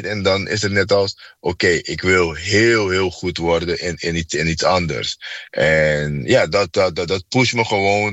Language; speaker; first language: Dutch; non-native, fluent; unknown